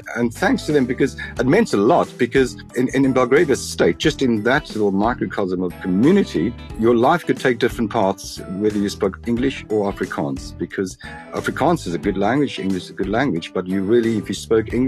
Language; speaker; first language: English; native; English